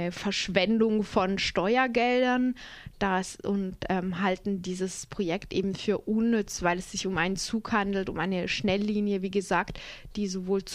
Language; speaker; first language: German; native; German